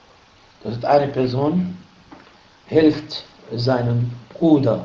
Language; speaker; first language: German; non-native, fluent; Arabic